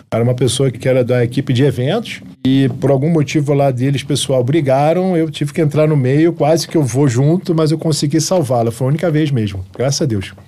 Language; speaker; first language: Portuguese; early bilingual, heritage; Arabic